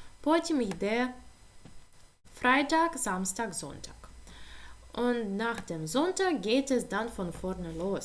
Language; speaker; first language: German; non-native, fluent; Ukrainian